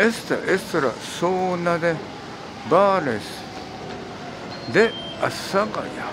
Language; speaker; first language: Spanish; non-native, learner; Japanese